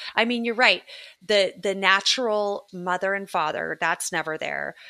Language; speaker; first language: English; native; English